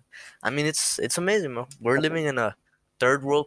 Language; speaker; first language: English; early bilingual, other home language; Spanish